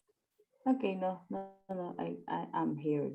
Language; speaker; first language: English; non-native, learner; Spanish